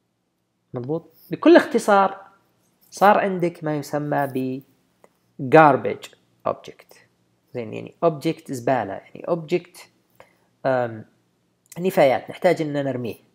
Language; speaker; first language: Arabic; native; Arabic